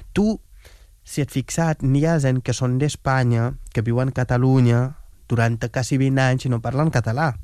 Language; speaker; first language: Catalan; non-native, fluent; Wolof